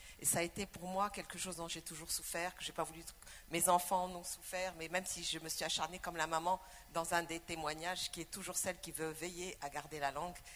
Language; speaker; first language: French; non-native, local second language; Arabic